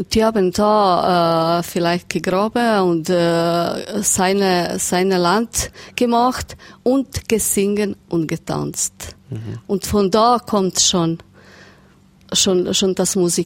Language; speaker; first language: German; non-native, learner; Serbian